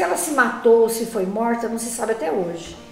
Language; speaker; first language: Portuguese; native; Portuguese